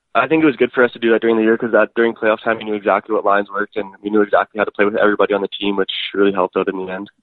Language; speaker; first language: English; native; English